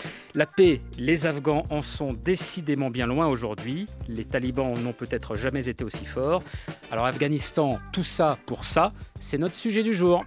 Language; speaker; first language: French; native; French